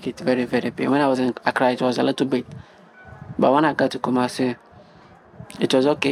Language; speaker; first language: English; non-native, local second language; Igbo